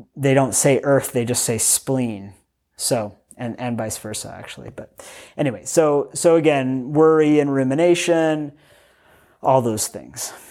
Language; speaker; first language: English; native; English